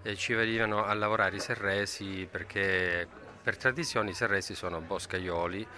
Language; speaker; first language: Italian; native; Italian